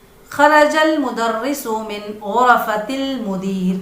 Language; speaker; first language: Arabic; non-native, fluent; Urdu